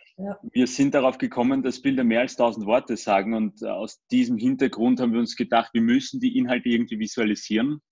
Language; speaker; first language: German; early bilingual, other home language; Armenian